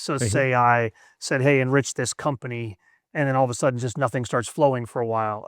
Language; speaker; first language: English; native; English